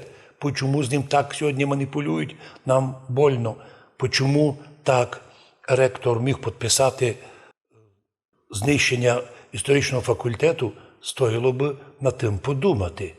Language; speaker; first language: Ukrainian; non-native, local second language; Rusyn